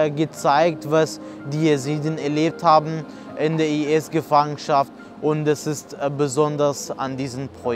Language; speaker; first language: German; non-native, fluent; Kurdish